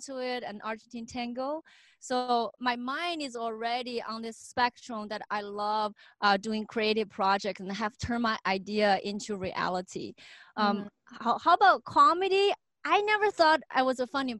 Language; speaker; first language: English; non-native, fluent; Chinese